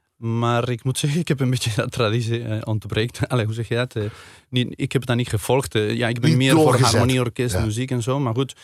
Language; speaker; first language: Dutch; non-native, fluent; Spanish